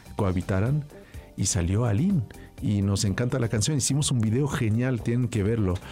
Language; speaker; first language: Spanish; early bilingual, heritage; French